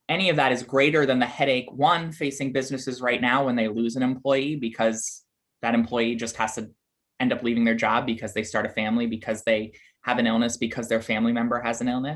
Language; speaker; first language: English; native; English